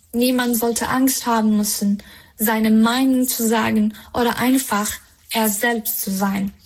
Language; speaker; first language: German; non-native, fluent; Persian